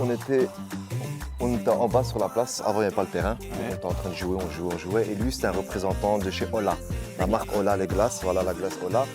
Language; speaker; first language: French; native; French